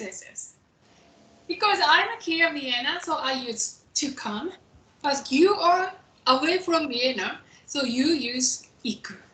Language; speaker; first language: English; non-native, fluent; Japanese